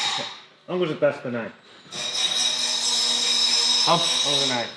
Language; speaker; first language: Finnish; native; Finnish